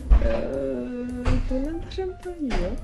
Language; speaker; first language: Korean; non-native, learner; French